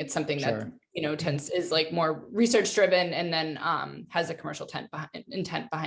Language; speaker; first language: English; native; English